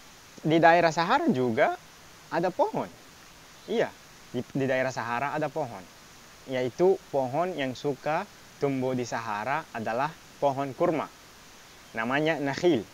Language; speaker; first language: Indonesian; non-native, fluent; Arabic